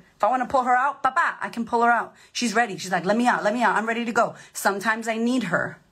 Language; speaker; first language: English; native; English